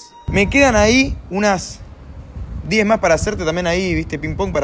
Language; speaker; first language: Spanish; native; Spanish